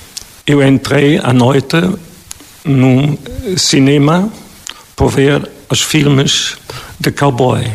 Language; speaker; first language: Portuguese; non-native, fluent; German